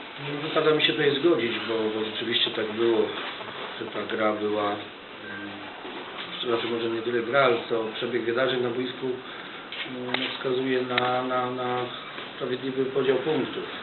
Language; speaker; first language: Polish; native; Polish